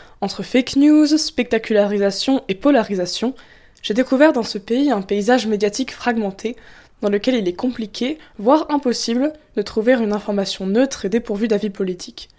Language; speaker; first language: French; native; French